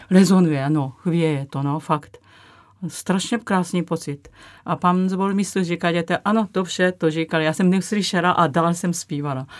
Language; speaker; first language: Czech; non-native, fluent; Japanese